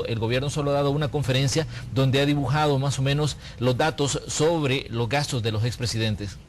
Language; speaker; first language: Spanish; native; Spanish